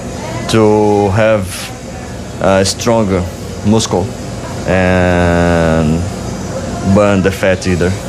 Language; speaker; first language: English; non-native, learner; Portuguese